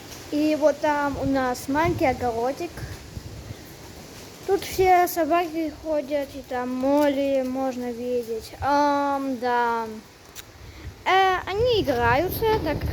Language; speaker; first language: Russian; early bilingual, heritage; Russian